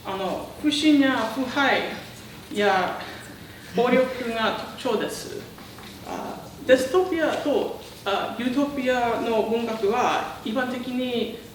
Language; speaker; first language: Japanese; non-native, fluent; English